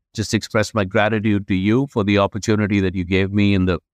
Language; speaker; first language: English; non-native, local second language; Hindi